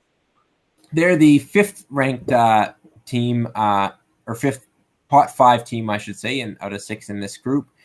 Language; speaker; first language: English; native; English